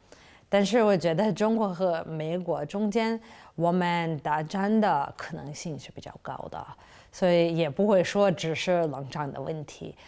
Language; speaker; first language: Chinese; non-native, fluent; English